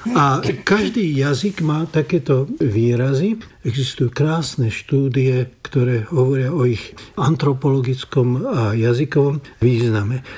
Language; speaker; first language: Slovak; native; Slovak